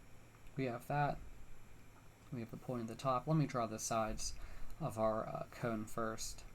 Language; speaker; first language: English; native; English